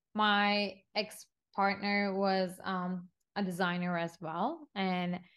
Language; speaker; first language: English; non-native, fluent; Turkish